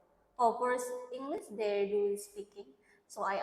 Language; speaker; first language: English; non-native, learner; Indonesian